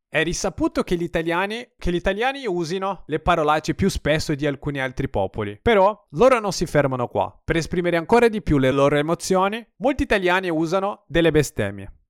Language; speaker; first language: Italian; non-native, fluent; Portuguese